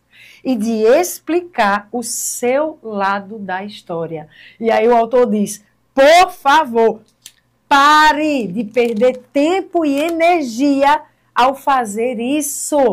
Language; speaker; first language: Portuguese; native; Portuguese